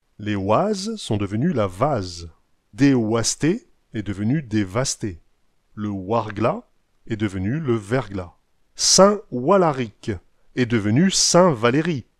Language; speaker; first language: French; native; French